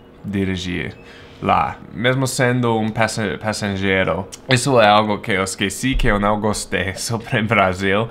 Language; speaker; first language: Portuguese; non-native, fluent; English